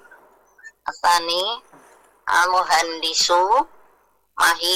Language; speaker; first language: Arabic; non-native, learner; Indonesian